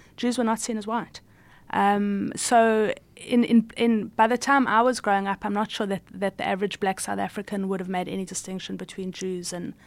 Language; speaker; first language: English; native; English